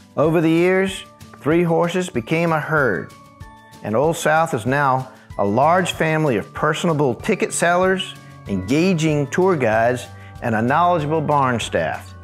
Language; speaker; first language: English; native; English